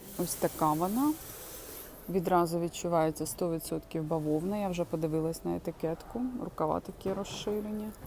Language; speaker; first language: Ukrainian; non-native, local second language; Russian